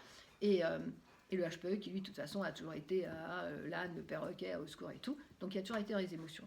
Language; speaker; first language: French; native; French